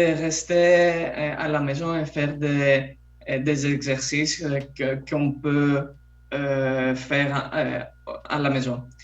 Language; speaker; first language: French; non-native, fluent; Polish